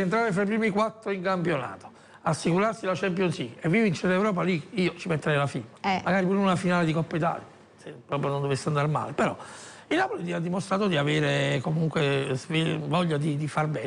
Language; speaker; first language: Italian; native; Italian